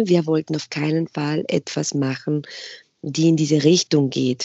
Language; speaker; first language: German; non-native, fluent; Spanish